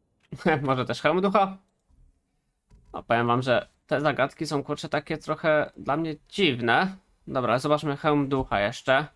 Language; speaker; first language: Polish; native; Polish